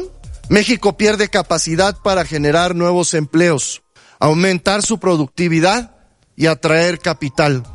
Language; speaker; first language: Spanish; native; Spanish